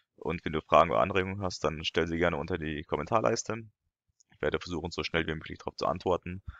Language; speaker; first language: German; non-native, fluent; French